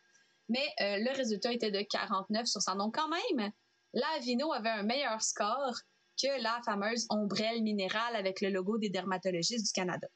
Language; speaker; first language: French; native; French